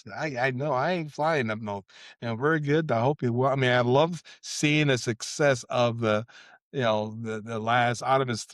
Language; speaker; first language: English; native; English